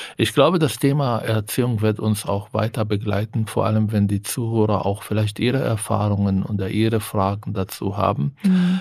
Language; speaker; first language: German; non-native, fluent; Arabic